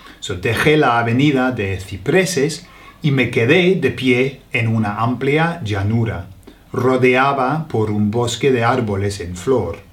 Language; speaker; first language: Spanish; non-native, fluent; English